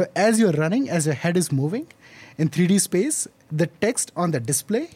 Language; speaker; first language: English; non-native, local second language; Hindi